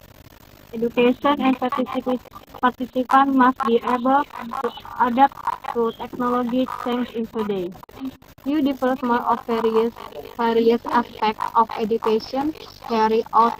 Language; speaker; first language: English; non-native, learner; Indonesian